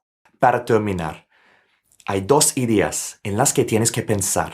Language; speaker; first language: Spanish; non-native, fluent; English